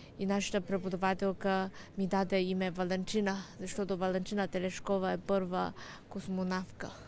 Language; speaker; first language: Bulgarian; non-native, fluent; Chinese